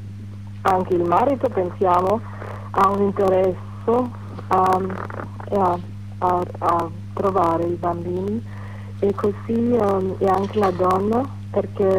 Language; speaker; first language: Italian; non-native, fluent; German